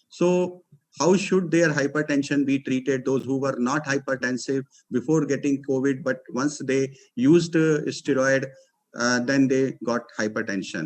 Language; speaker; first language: English; non-native, local second language; Hindi